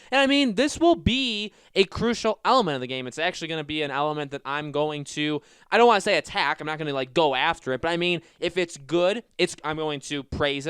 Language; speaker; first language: English; native; English